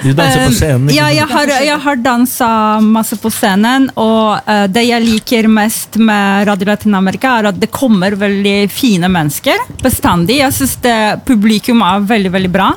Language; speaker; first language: Norwegian; non-native, fluent; Polish